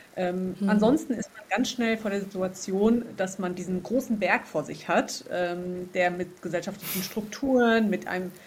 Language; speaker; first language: German; native; German